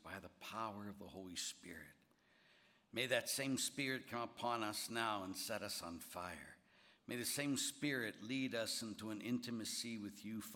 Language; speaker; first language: English; native; English